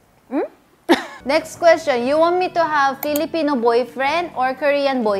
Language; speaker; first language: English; non-native, fluent; Korean